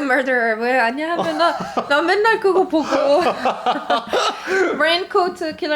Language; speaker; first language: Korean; non-native, fluent; Arabic